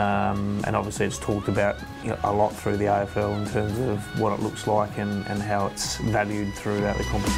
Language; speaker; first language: English; native; English